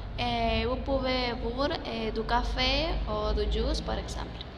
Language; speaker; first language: French; non-native, learner; Spanish